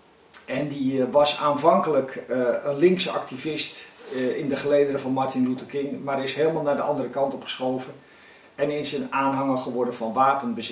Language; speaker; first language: Dutch; native; Dutch